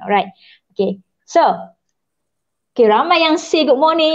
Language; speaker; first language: Malay; native; Malay